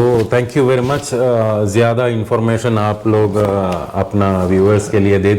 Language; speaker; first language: Hindi; non-native, local second language; Malayalam